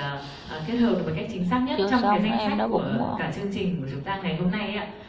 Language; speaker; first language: Vietnamese; native; Vietnamese